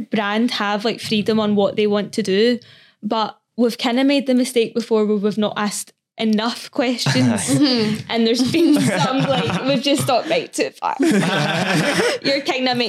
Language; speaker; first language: English; native; English